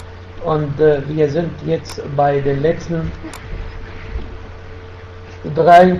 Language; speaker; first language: German; non-native, fluent; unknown